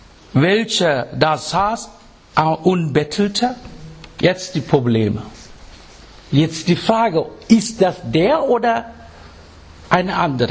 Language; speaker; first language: German; non-native, fluent; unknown